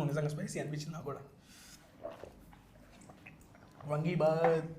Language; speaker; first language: Telugu; native; Telugu